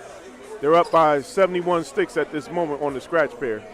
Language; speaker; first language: English; native; English